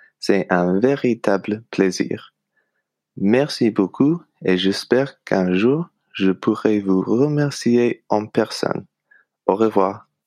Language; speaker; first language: French; non-native, fluent; English